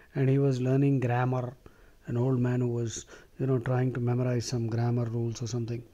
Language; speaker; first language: English; non-native, local second language; Telugu